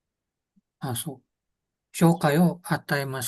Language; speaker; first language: Japanese; non-native, learner; Indonesian